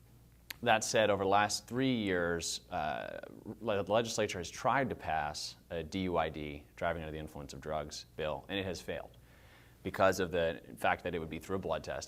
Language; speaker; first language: English; native; English